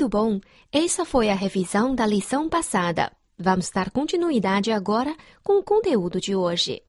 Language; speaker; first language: Portuguese; non-native, fluent; Chinese